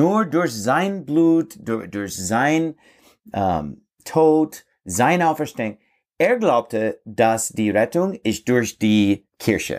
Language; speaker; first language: German; non-native, fluent; English